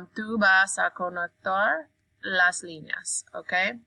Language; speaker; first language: Spanish; non-native, learner; English